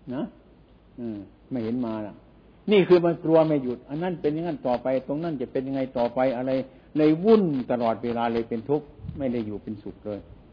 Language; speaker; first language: Thai; non-native, local second language; Northeastern Thai